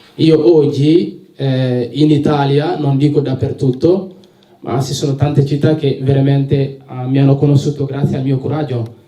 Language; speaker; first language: Italian; non-native, fluent; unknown